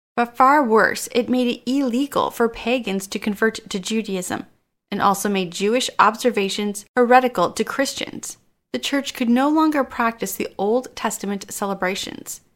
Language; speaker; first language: English; native; English